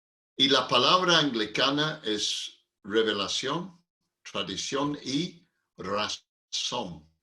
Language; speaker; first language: Spanish; non-native, fluent; English